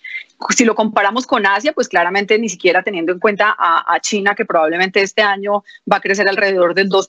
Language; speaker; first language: Spanish; native; Spanish